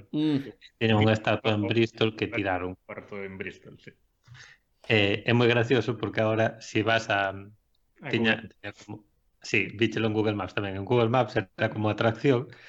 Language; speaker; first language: Galician; non-native, local second language; Spanish